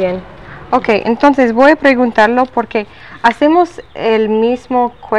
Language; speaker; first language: Spanish; non-native, learner; English